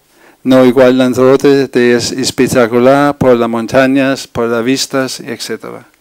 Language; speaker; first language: Spanish; non-native, fluent; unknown